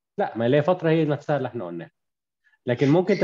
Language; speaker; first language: Arabic; native; Arabic